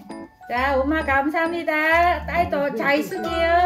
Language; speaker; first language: Korean; non-native, local second language; Vietnamese